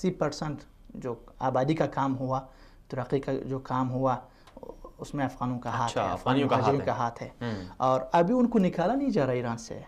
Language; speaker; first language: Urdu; non-native, fluent; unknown